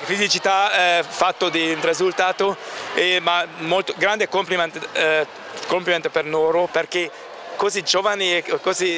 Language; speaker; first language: Italian; non-native, learner; German